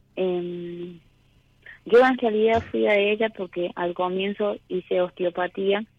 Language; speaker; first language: Spanish; native; Spanish